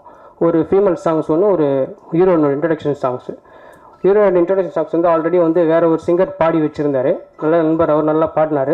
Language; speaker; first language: Tamil; native; Tamil